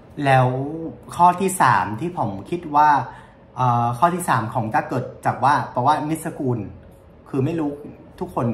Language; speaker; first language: Thai; non-native, fluent; Vietnamese